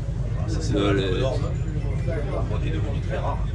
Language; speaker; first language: French; native; French